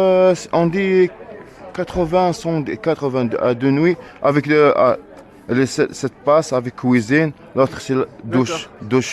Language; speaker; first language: French; non-native, learner; Arabic